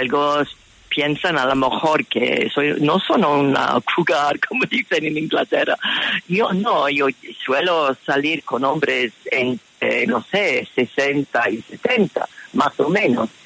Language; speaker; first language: Spanish; non-native, fluent; English